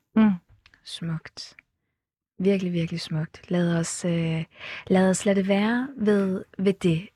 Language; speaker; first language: Danish; early bilingual, other home language; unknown